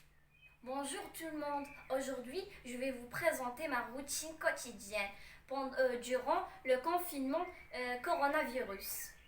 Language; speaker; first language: French; non-native, local second language; Arabic